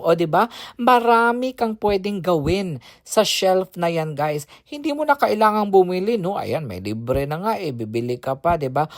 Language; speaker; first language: Filipino; non-native, local second language; Cebuano